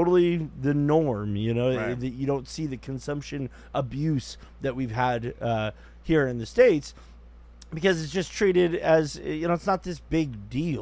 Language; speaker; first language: English; native; English